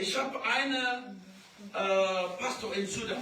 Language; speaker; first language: German; non-native, learner; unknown